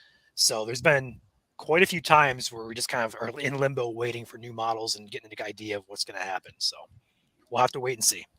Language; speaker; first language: English; native; English